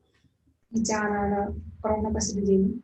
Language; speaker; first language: Russian; native; Russian